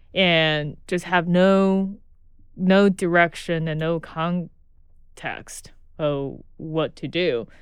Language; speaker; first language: English; non-native, fluent; Chinese